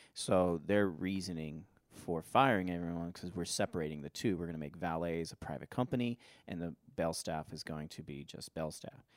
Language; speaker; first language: English; native; English